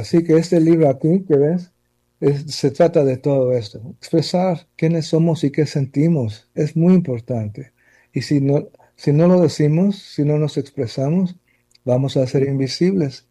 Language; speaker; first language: Spanish; early bilingual, heritage; Spanish